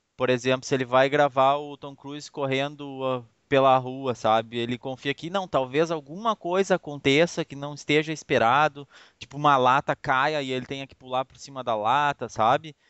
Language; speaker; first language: Portuguese; native; Portuguese